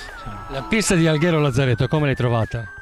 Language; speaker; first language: Italian; native; Italian